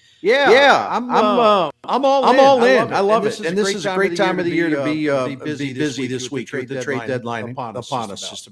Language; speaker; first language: English; native; English